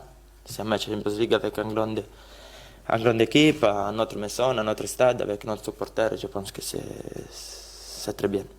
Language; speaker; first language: French; non-native, learner; Italian